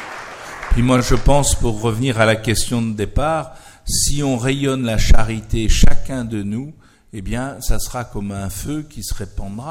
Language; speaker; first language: French; native; French